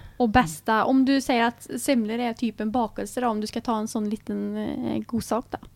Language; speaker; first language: Swedish; native; Swedish